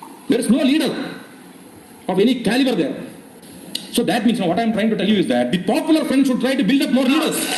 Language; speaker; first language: English; non-native, local second language; Malayalam